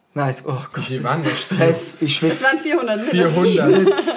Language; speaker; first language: German; native; German